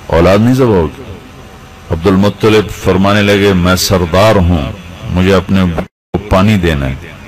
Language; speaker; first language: Urdu; non-native, local second language; Punjabi